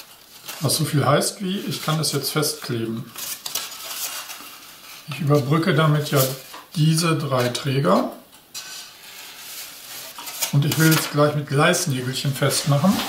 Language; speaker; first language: German; native; German